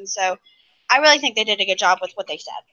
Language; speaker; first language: English; native; English